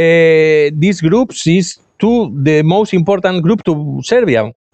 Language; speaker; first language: English; non-native, learner; Galician